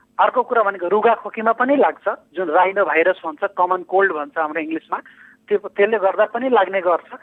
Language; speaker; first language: Nepali; non-native, local second language; Bhojpuri